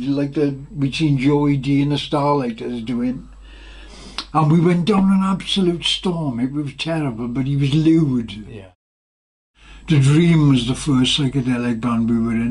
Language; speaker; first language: English; native; English